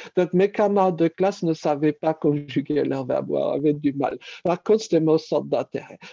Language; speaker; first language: French; native; French